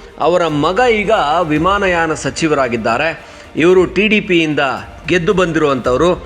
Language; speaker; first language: Kannada; native; Kannada